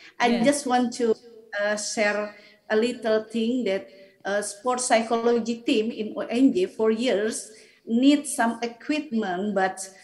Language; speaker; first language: English; non-native, learner; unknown